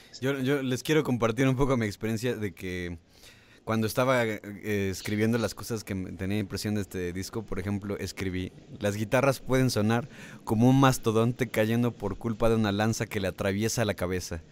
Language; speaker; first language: Spanish; native; Spanish